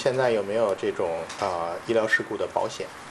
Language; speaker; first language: Chinese; native; Chinese